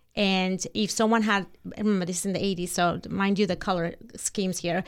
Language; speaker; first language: English; non-native, fluent; Spanish